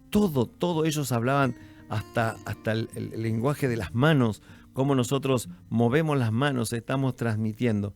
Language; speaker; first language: Spanish; native; Spanish